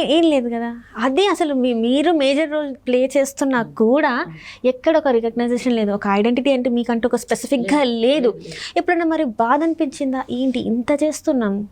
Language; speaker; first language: Telugu; native; Telugu